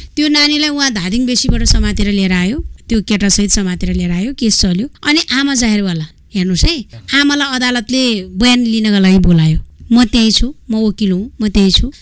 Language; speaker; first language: Nepali; non-native, local second language; Gurung